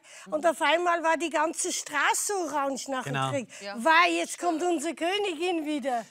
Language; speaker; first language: German; non-native, fluent; Dutch